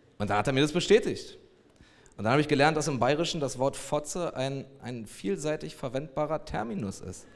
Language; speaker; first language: German; native; German